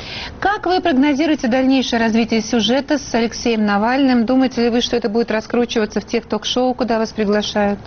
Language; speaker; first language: Russian; native; Russian